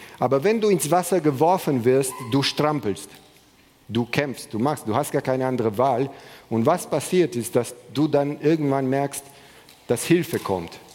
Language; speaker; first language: German; non-native, fluent; Romanian